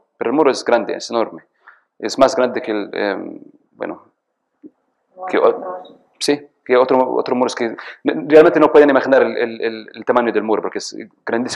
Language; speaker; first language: Spanish; non-native, fluent; Arabic